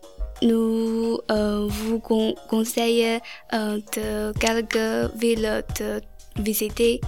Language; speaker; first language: French; non-native, learner; Chinese